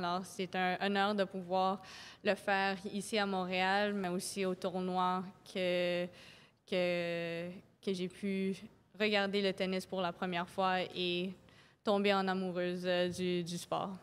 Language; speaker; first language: French; non-native, local second language; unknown